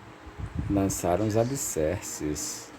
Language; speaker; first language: Portuguese; native; Portuguese